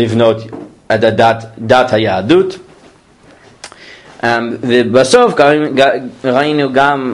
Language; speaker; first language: Hebrew; non-native, fluent; English